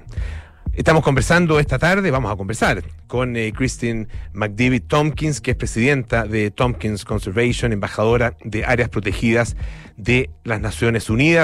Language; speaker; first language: Spanish; native; Spanish